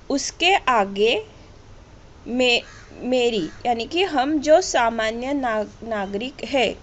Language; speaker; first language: Hindi; non-native, local second language; Marathi